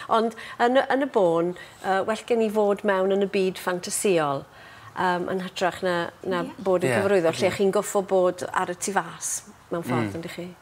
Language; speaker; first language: Welsh; native; Welsh